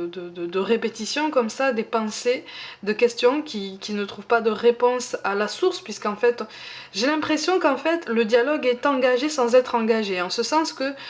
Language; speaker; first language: French; native; French